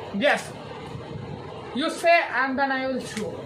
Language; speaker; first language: English; non-native, local second language; Hindi